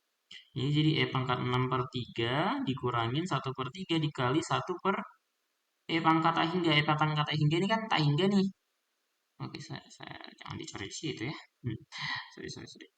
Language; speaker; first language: Indonesian; native; Indonesian